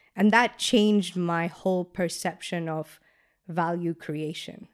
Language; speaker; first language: English; non-native, local second language; Gujarati